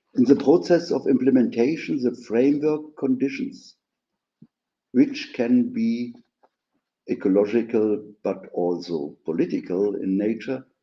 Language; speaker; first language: English; non-native, fluent; German